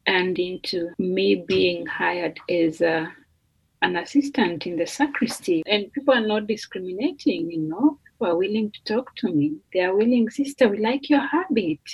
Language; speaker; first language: English; non-native, local second language; Luyia